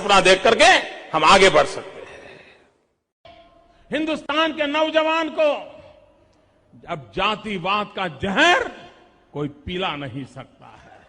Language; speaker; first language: Hindi; non-native, local second language; Gujarati